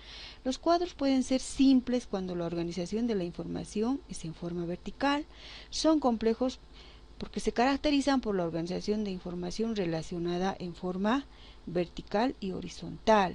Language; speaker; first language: Spanish; native; Spanish